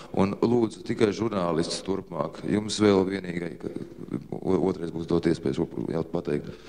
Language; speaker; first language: Latvian; native; Latvian